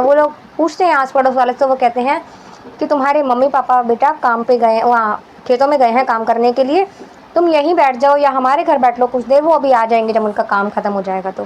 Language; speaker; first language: Hindi; native; Hindi